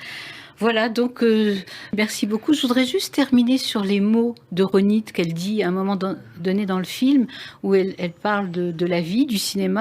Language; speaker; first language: French; native; French